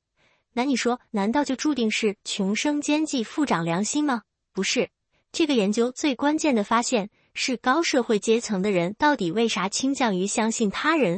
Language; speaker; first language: Chinese; native; Chinese